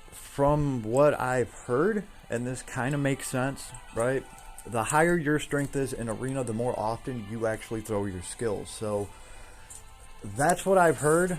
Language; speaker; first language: English; native; English